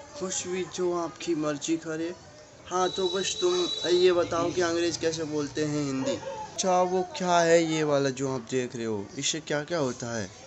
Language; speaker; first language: Hindi; native; Hindi